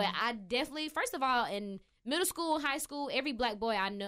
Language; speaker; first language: English; native; English